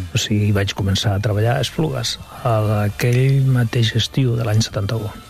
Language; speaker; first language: Catalan; non-native, local second language; Spanish